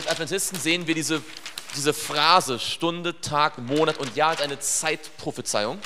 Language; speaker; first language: German; native; German